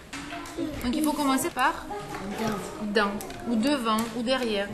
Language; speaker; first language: French; native; French